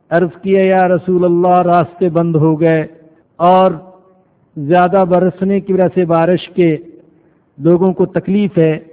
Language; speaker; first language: Urdu; non-native, local second language; Punjabi